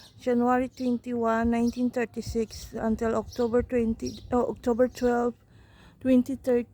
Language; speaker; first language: English; non-native, local second language; Filipino